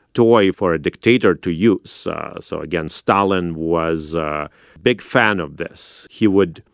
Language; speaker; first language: English; non-native, fluent; Russian